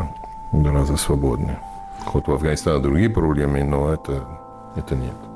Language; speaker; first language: Russian; non-native, fluent; English